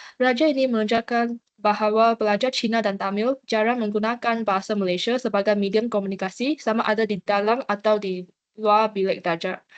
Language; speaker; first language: Malay; non-native, local second language; Chinese